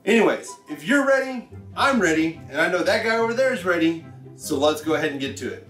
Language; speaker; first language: English; native; English